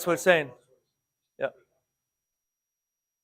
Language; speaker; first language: English; native; English